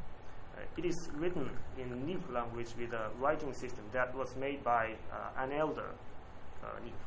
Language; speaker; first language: English; non-native, learner; Japanese